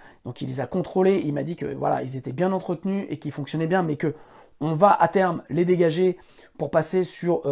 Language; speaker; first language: French; native; French